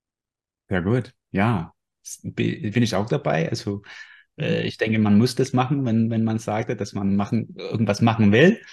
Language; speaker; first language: German; non-native, fluent; English